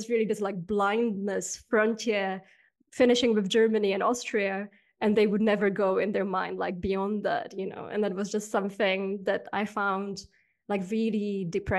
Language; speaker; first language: English; non-native, fluent; Czech